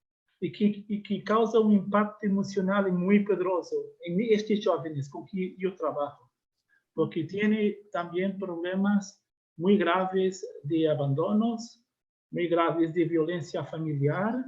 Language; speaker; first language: Spanish; non-native, learner; Portuguese